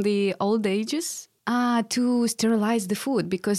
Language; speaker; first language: English; non-native, fluent; Russian